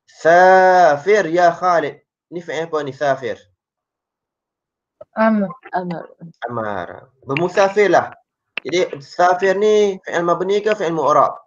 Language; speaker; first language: Arabic; non-native, fluent; Malay